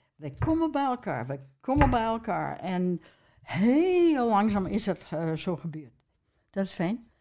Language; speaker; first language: Dutch; non-native, fluent; English